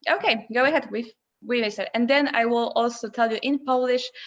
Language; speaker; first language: English; non-native, fluent; Polish